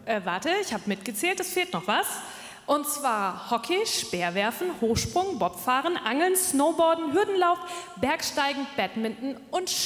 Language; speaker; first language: German; native; German